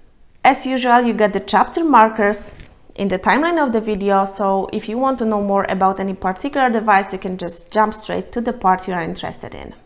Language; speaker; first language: English; non-native, fluent; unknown